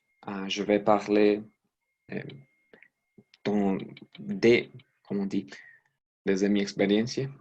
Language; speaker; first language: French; non-native, learner; Spanish